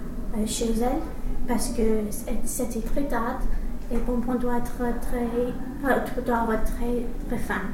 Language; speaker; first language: French; non-native, learner; English